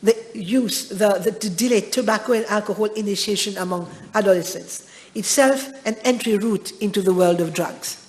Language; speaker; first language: English; non-native, local second language; Morisyen